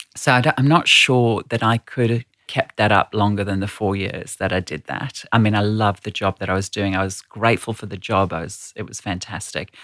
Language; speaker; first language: English; native; English